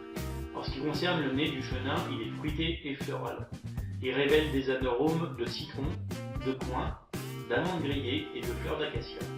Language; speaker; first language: French; native; French